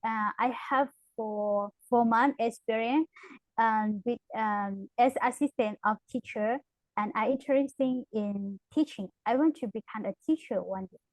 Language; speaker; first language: English; non-native, learner; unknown